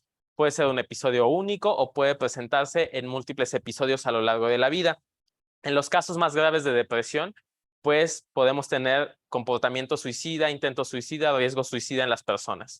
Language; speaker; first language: Spanish; native; Spanish